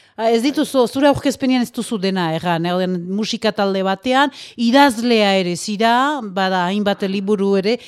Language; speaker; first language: Basque; native; Basque